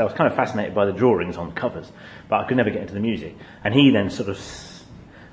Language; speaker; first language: English; native; English